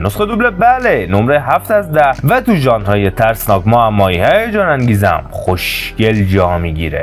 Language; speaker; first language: Persian; native; Persian